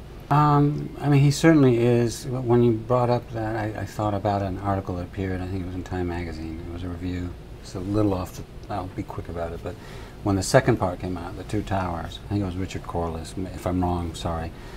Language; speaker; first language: English; early bilingual, other home language; Spanish